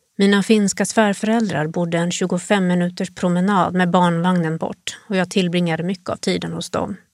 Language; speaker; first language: Swedish; native; Swedish